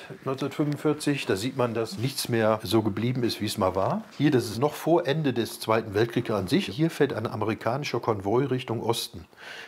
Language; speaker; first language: German; native; German